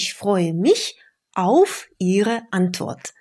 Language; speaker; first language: German; non-native, fluent; Russian